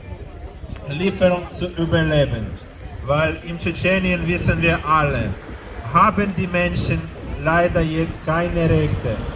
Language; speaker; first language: German; non-native, fluent; Ukrainian